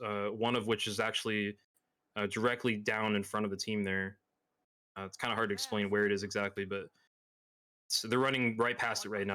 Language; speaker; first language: English; native; English